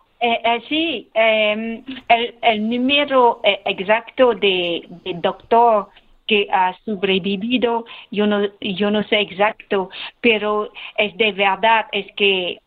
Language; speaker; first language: Spanish; non-native, learner; Khmer